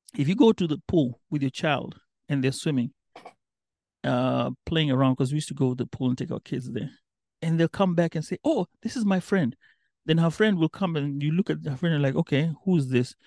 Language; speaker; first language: English; non-native, local second language; Giryama